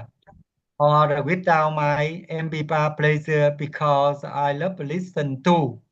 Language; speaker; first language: English; non-native, learner; Vietnamese